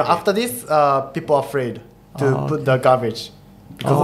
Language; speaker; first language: English; non-native, fluent; Japanese